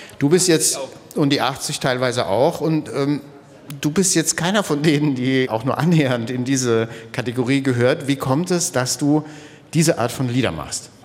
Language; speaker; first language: German; native; German